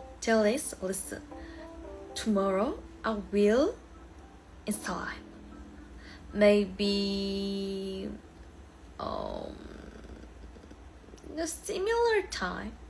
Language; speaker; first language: English; non-native, learner; Korean